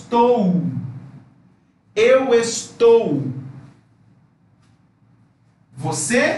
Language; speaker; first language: Portuguese; non-native, fluent; Spanish